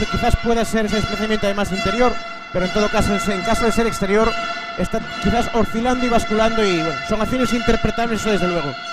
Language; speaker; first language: Spanish; native; Spanish